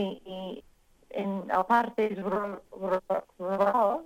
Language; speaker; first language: Spanish; non-native, learner; English